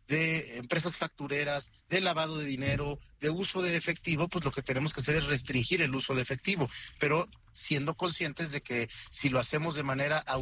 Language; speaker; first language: Spanish; native; Spanish